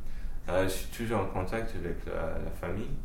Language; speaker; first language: French; early bilingual, heritage; French